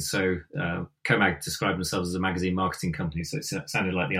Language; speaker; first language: English; native; English